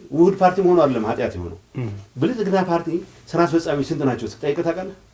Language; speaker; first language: Amharic; non-native, local second language; Tigrinya